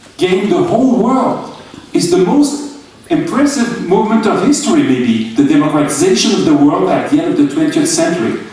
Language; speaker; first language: English; non-native, fluent; French